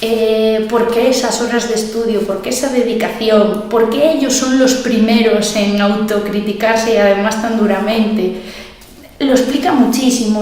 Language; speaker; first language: Spanish; native; Spanish